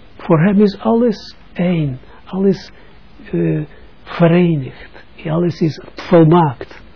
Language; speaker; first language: Dutch; non-native, fluent; Russian